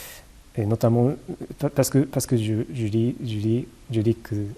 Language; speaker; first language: French; non-native, fluent; Japanese